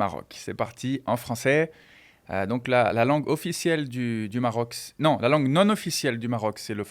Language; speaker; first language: French; non-native, fluent; Portuguese